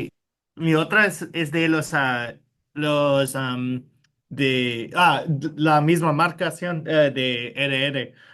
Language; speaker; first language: Spanish; non-native, fluent; English